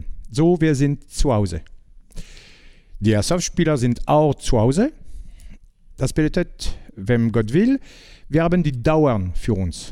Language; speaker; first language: German; non-native, learner; French